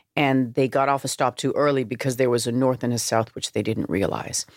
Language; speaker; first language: English; native; English